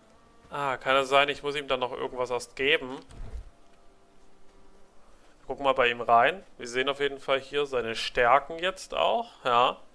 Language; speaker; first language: German; native; German